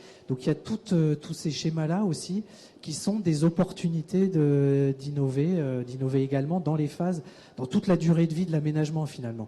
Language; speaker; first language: French; native; French